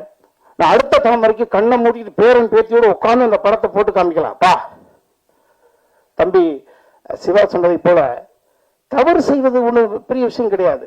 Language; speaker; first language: Tamil; native; Tamil